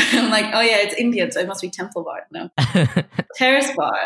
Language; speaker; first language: English; early bilingual, other home language; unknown